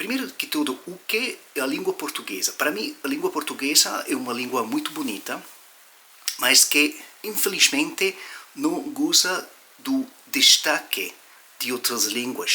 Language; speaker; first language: Portuguese; non-native, fluent; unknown